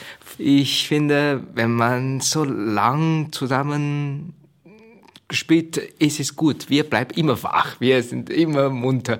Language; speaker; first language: German; non-native, learner; Chinese